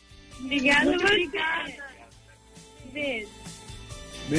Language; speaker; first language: Portuguese; early bilingual, heritage; English